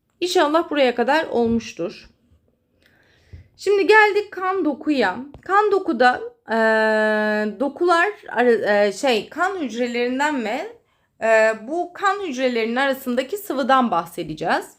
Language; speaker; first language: Turkish; native; Turkish